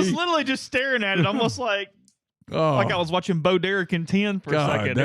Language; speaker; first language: English; native; English